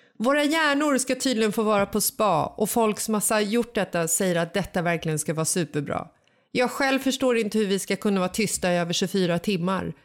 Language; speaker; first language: Swedish; native; Swedish